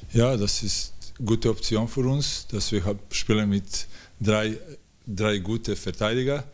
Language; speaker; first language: German; non-native, learner; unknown